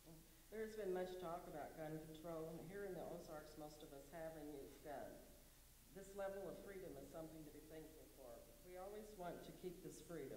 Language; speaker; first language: English; native; English